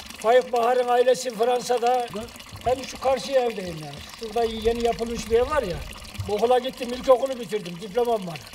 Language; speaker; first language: Turkish; native; Turkish